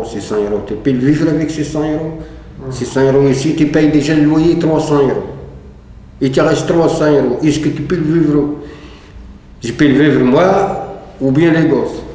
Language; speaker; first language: French; non-native, fluent; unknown